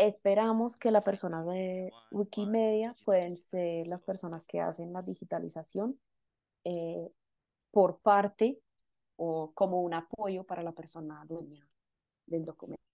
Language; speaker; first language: Spanish; non-native, fluent; Indonesian